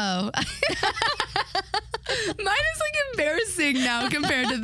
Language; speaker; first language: English; native; English